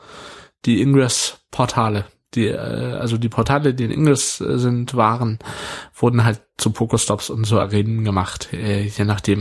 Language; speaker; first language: German; native; German